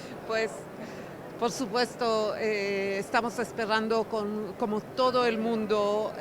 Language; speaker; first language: Spanish; non-native, fluent; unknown